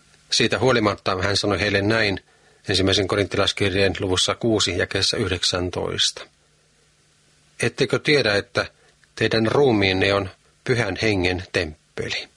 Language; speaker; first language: Finnish; native; Finnish